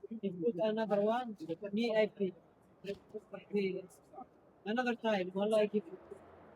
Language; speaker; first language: English; non-native, learner; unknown